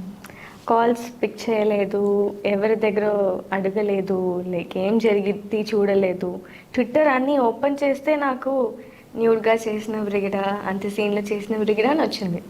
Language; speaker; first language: Telugu; non-native, learner; Tamil